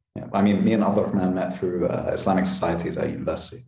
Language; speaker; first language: English; native; English